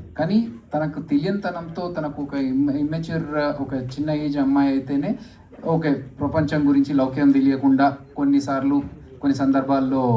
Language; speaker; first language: Telugu; native; Telugu